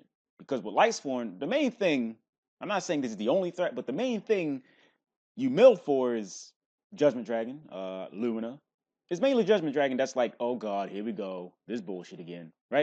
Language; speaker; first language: English; native; English